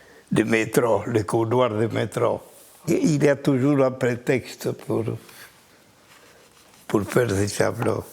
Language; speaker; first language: French; non-native, fluent; Spanish